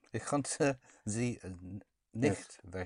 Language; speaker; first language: German; non-native, learner; English